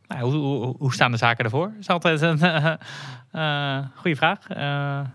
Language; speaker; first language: Dutch; native; Dutch